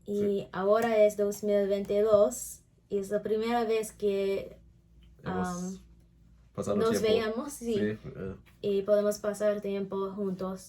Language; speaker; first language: Spanish; non-native, learner; English